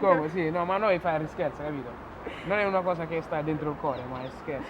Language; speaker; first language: Italian; non-native, learner; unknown